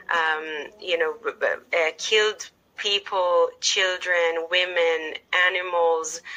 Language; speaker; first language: English; non-native, fluent; Hebrew